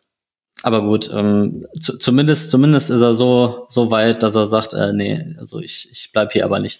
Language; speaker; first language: German; native; German